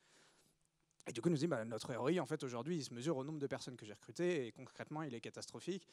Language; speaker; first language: French; native; French